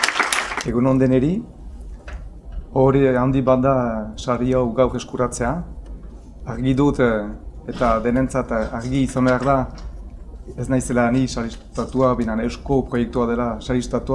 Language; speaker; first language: Basque; native; Basque